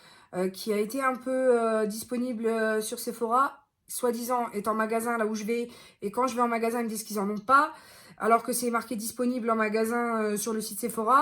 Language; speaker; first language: French; native; French